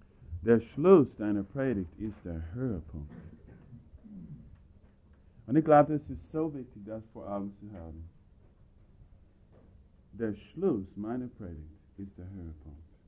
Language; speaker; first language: German; non-native, fluent; English